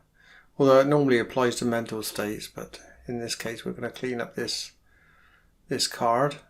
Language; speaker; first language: English; native; English